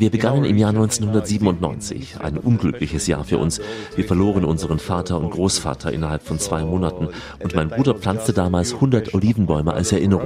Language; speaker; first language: German; native; German